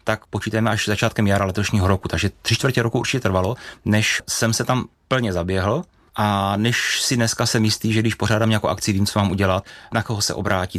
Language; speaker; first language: Czech; native; Czech